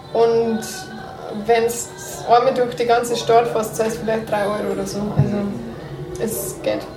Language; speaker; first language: German; native; German